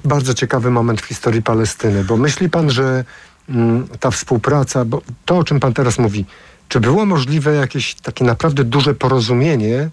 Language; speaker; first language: Polish; native; Polish